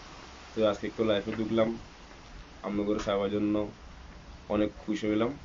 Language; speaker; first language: Bangla; non-native, fluent; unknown